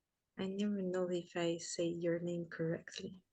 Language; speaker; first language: English; non-native, fluent; Portuguese